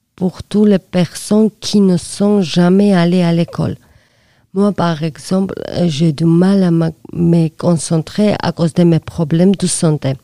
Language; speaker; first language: French; non-native, learner; Georgian